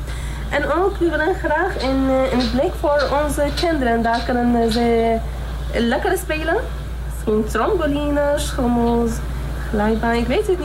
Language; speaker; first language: Dutch; non-native, learner; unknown